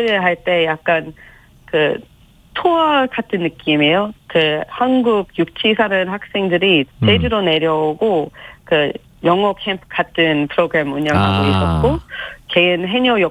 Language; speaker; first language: Korean; non-native, fluent; English